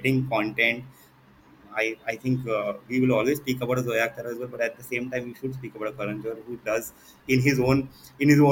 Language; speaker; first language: English; non-native, local second language; Hindi